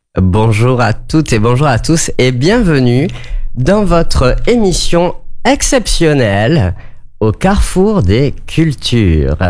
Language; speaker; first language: French; native; French